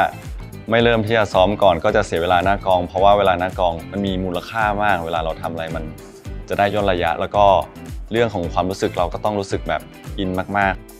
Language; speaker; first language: Thai; native; Thai